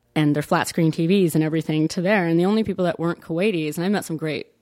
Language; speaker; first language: English; early bilingual, other home language; Italian